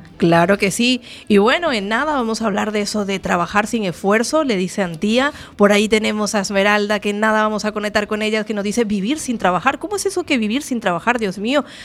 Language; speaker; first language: Spanish; native; Spanish